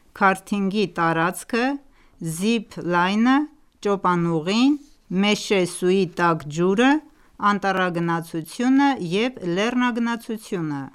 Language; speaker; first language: Armenian; early bilingual, heritage; Armenian